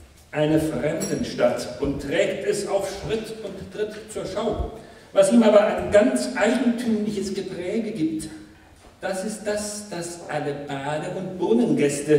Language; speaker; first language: German; native; German